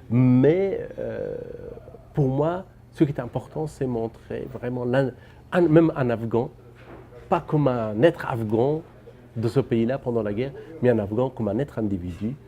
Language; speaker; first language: French; non-native, fluent; Persian